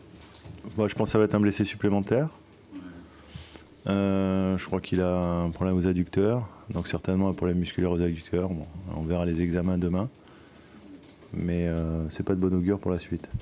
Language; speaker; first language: French; native; French